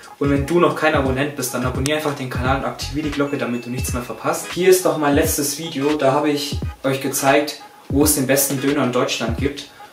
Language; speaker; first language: German; early bilingual, other home language; Turkish